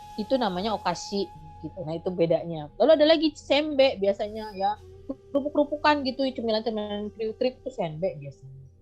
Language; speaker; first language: Indonesian; native; Indonesian